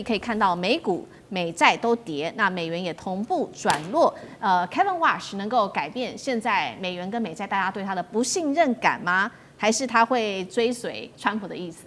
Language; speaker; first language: Chinese; native; Chinese